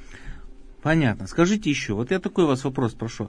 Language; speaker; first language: Russian; native; Russian